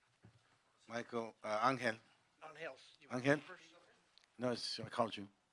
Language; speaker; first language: English; native; English